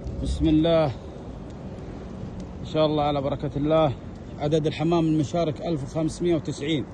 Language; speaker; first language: Arabic; native; Arabic